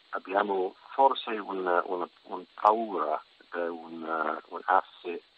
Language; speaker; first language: Italian; non-native, learner; English